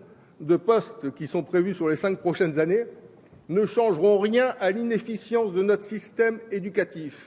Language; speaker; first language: French; native; French